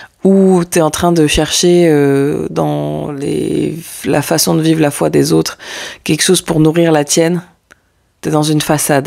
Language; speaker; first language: French; native; French